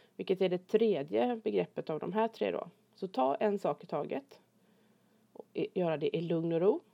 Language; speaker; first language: Swedish; native; Swedish